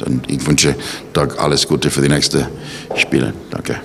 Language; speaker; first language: German; non-native, learner; English